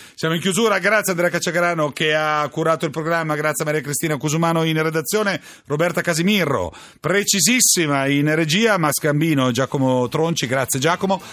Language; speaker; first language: Italian; native; Italian